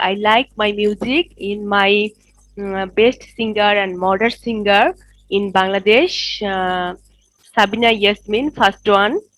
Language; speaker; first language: English; non-native, local second language; Bangla